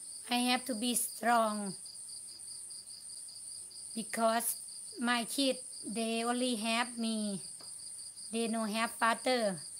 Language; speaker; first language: English; non-native, learner; Thai